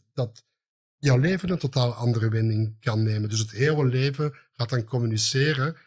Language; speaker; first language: Dutch; native; Dutch